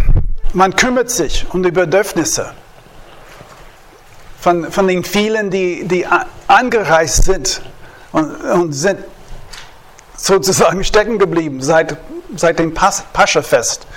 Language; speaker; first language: German; non-native, fluent; English